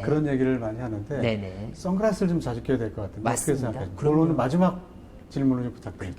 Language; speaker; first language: Korean; native; Korean